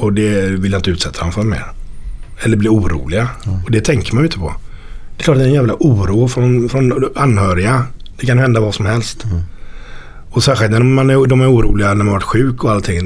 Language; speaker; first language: Swedish; native; Swedish